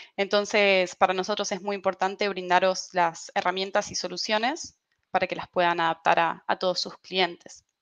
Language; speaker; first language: Spanish; native; Spanish